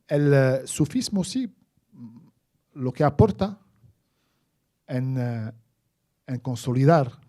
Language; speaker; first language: Spanish; non-native, fluent; Arabic